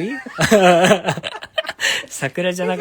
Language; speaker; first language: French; non-native, learner; Japanese